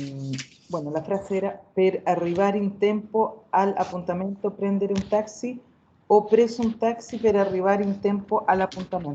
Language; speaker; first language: Italian; non-native, learner; Spanish